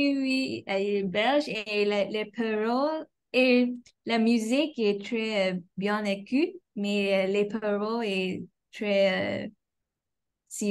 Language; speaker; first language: French; non-native, fluent; English